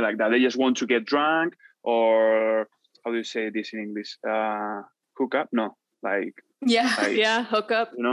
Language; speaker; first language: English; non-native, fluent; Spanish